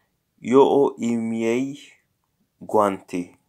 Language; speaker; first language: Italian; non-native, learner; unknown